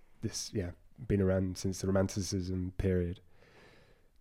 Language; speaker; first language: English; native; English